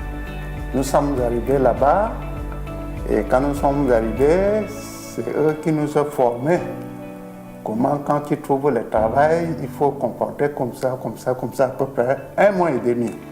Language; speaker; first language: French; non-native, local second language; Sango